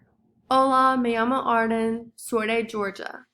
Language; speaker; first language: Spanish; non-native, learner; English